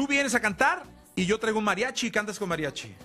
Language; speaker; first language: Spanish; native; Spanish